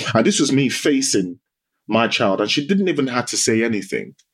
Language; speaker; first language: English; non-native, local second language; Yoruba